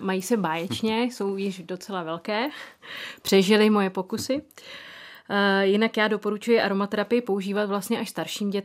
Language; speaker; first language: Czech; native; Czech